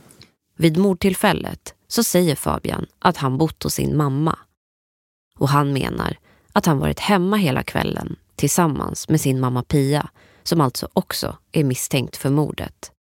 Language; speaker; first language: Swedish; native; Swedish